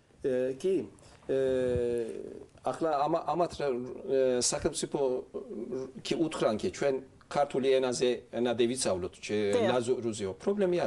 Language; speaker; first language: Georgian; early bilingual, heritage; Turkish